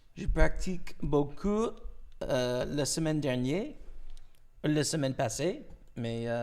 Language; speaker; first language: French; non-native, learner; English